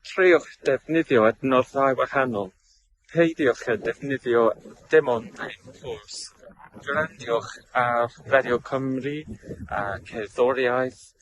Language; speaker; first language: Welsh; non-native, learner; English